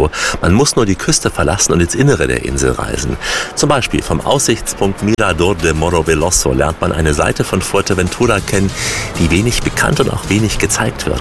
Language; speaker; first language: German; native; German